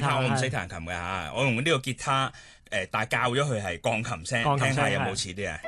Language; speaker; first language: Cantonese; native; Cantonese